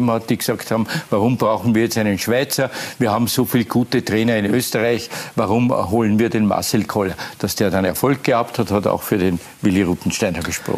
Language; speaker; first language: German; native; German